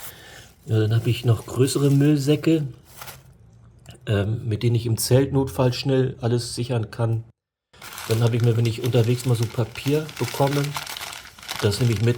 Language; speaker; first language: German; native; German